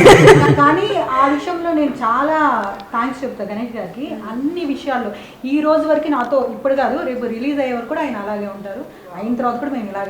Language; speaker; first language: Telugu; native; Telugu